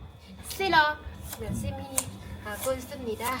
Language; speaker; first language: Korean; non-native, learner; Thai